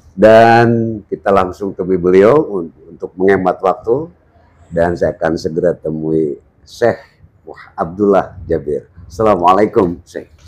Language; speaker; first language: Indonesian; native; Indonesian